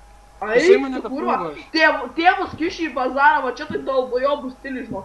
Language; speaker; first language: Lithuanian; native; Lithuanian